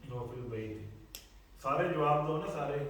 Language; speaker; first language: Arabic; non-native, fluent; Urdu